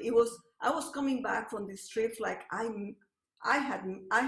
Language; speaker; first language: English; non-native, fluent; Spanish